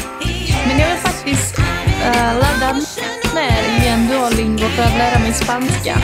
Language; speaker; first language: Swedish; non-native, learner; Czech